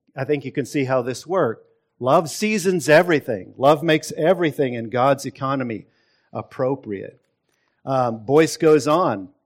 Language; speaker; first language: English; native; English